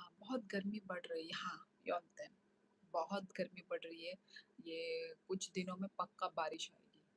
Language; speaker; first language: Hindi; non-native, local second language; Kok Borok